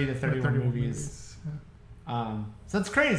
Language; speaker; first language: English; native; English